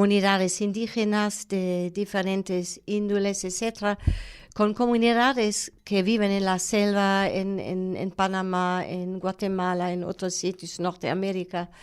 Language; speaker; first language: Spanish; non-native, fluent; German